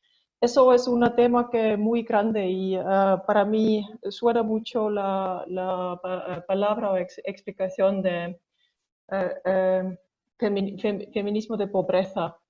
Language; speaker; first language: Spanish; non-native, fluent; Estonian